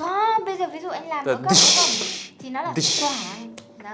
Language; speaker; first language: Vietnamese; native; Vietnamese